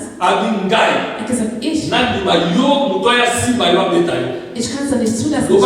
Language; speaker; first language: German; non-native, fluent; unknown